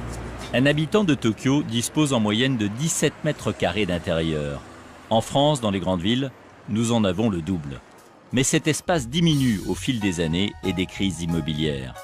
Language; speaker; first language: French; native; French